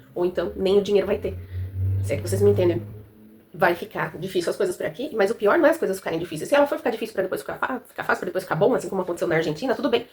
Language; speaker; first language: Portuguese; native; Portuguese